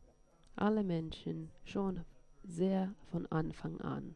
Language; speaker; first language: German; non-native, fluent; Finnish